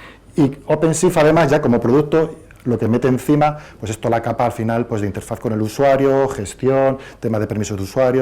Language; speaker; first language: Spanish; native; Spanish